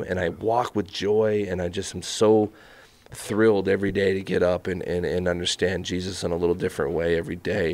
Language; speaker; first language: English; native; English